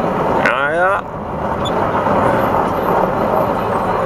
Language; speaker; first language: English; native; English